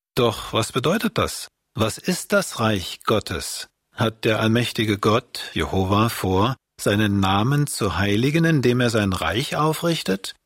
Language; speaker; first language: German; native; German